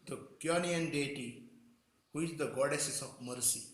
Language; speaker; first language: English; non-native, local second language; Marathi